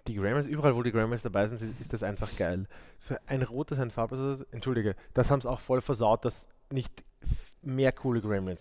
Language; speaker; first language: German; native; German